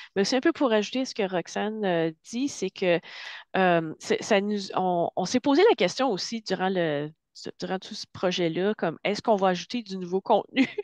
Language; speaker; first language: French; native; French